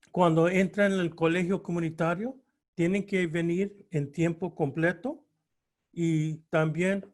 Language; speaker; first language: Spanish; early bilingual, heritage; Spanish